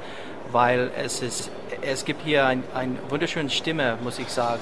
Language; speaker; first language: German; non-native, learner; English